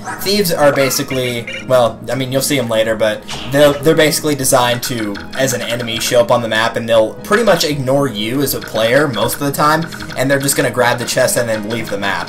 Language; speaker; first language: English; native; English